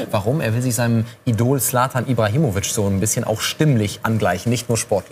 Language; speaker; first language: German; native; German